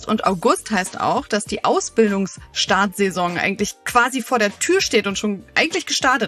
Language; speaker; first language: German; native; German